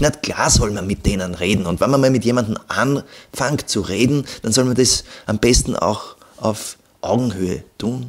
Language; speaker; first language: German; native; German